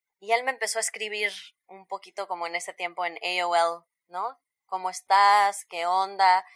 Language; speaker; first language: Spanish; native; Spanish